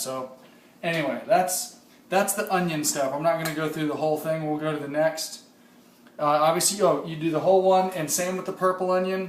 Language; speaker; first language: English; native; English